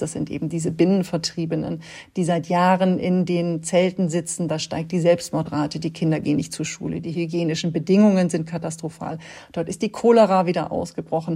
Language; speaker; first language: German; native; German